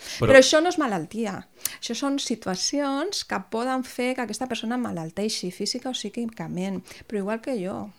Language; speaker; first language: Catalan; non-native, local second language; Spanish